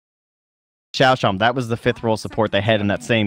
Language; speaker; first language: English; native; English